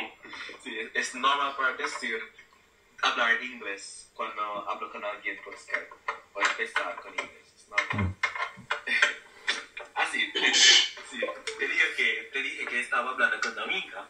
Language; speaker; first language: Spanish; non-native, fluent; English